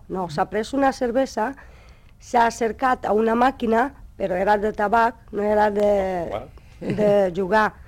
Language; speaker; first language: Catalan; non-native, local second language; Spanish